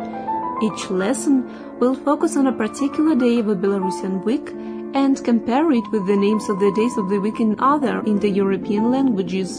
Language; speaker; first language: English; non-native, fluent; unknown